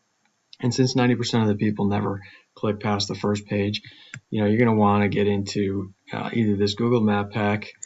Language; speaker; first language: English; native; English